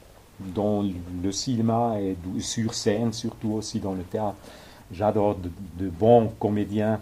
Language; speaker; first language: French; non-native, local second language; German